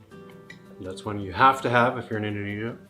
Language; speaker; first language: English; native; English